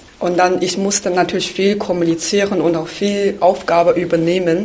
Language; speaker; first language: German; non-native, fluent; Chinese